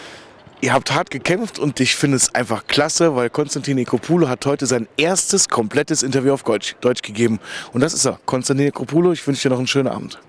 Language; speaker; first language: German; native; German